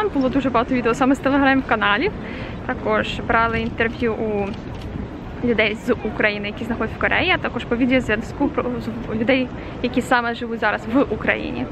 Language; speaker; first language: Ukrainian; native; Ukrainian